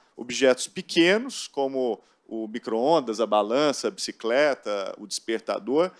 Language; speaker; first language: Portuguese; native; Portuguese